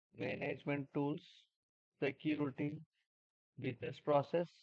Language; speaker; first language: English; non-native, local second language; Telugu